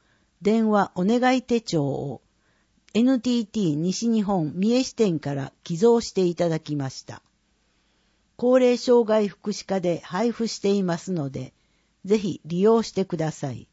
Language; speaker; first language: Japanese; native; Japanese